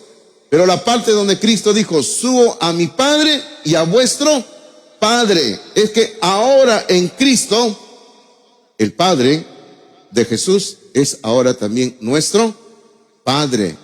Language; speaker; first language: Spanish; native; Spanish